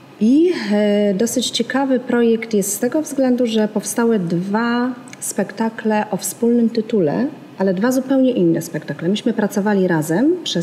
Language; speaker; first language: Polish; native; Polish